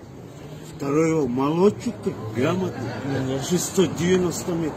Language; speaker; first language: Russian; non-native, local second language; Kyrgyz